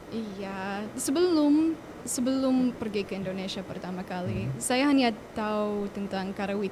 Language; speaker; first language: Indonesian; non-native, fluent; English